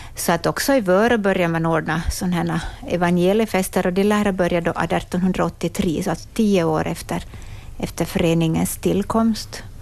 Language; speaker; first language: Swedish; native; Swedish